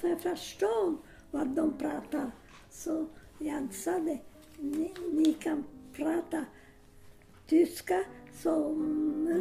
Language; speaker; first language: Swedish; non-native, learner; German